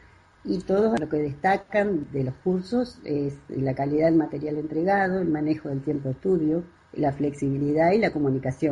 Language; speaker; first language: Spanish; native; Spanish